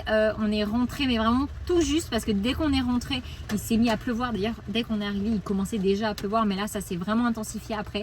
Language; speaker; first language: French; native; French